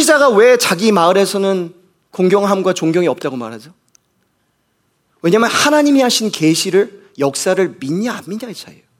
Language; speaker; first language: Korean; native; Korean